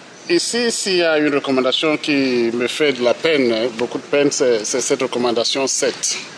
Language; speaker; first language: French; native; French